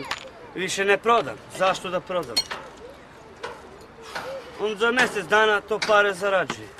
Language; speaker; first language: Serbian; non-native, local second language; Romany